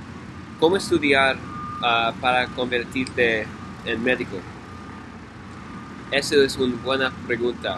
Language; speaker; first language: Spanish; non-native, learner; English